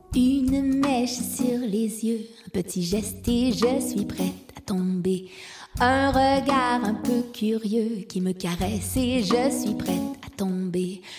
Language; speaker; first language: French; native; French